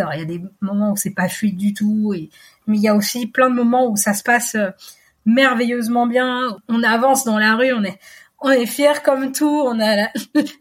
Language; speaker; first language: French; native; French